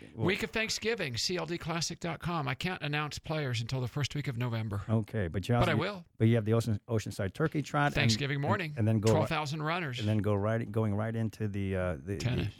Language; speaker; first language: English; native; English